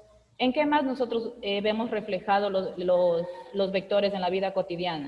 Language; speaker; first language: Spanish; native; Spanish